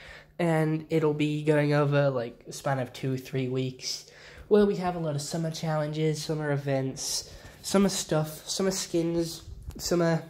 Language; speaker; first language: English; native; English